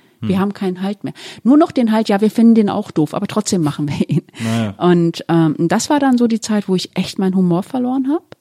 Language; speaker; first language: German; early bilingual, other home language; Turkish